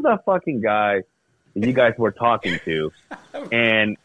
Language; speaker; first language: English; non-native, fluent; Spanish